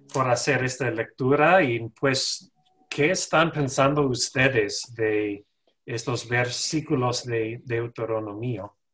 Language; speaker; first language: Spanish; non-native, fluent; English